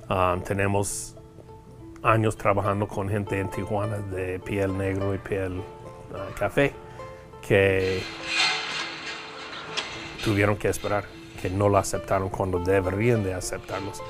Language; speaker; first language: Spanish; non-native, fluent; English